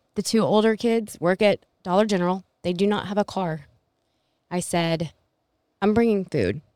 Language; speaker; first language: English; native; English